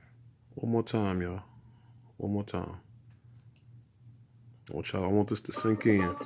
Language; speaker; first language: English; native; English